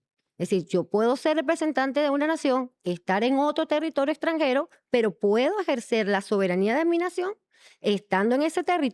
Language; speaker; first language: Spanish; native; Spanish